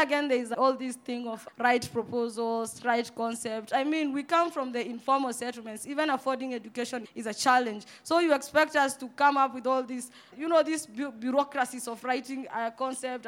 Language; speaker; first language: English; non-native, local second language; Swahili